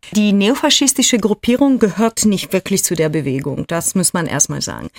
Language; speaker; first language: German; non-native, fluent; Italian